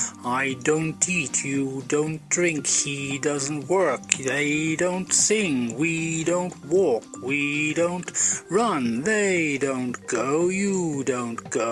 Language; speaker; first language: English; non-native, fluent; Italian